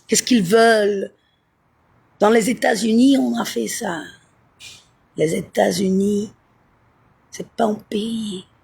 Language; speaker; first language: French; non-native, fluent; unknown